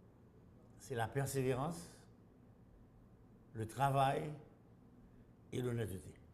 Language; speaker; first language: French; non-native, local second language; Haitian Creole